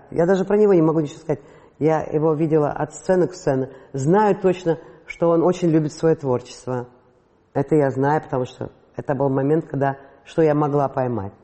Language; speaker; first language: Russian; non-native, local second language; Latvian